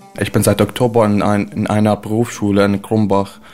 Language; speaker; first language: German; non-native, learner; Arabic